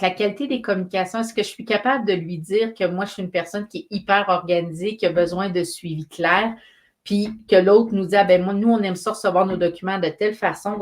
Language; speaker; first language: French; native; French